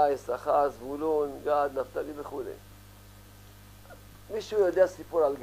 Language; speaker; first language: Hebrew; early bilingual, other home language; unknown